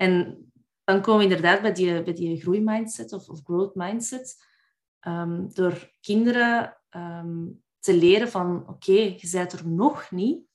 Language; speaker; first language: Dutch; native; Dutch